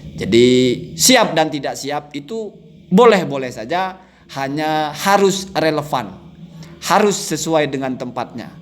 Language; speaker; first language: Indonesian; non-native, local second language; Madurese